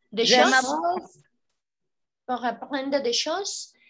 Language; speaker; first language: French; non-native, learner; Spanish